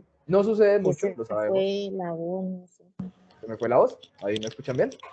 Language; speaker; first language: Spanish; native; Spanish